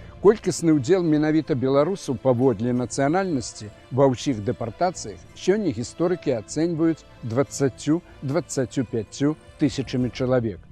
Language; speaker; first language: Belarusian; native; Belarusian